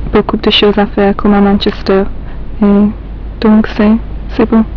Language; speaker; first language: French; non-native, learner; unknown